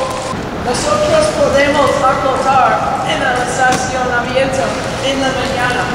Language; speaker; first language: Spanish; non-native, learner; English